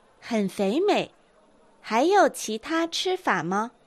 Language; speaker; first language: Chinese; non-native, fluent; Japanese